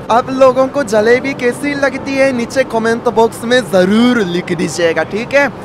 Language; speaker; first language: Hindi; non-native, fluent; Japanese